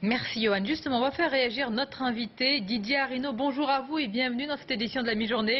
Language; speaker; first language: French; native; French